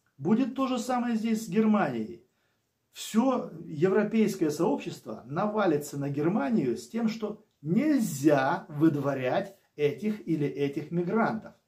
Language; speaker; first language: Russian; native; Russian